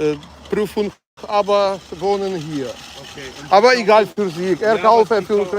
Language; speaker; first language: German; non-native, learner; Ukrainian